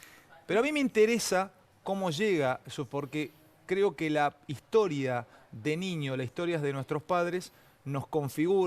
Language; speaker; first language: Spanish; native; Spanish